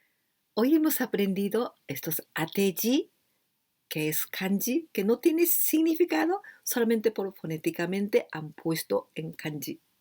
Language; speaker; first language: Spanish; non-native, fluent; Japanese